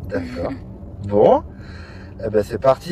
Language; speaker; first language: French; native; French